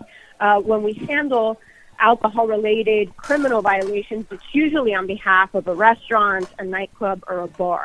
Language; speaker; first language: English; native; English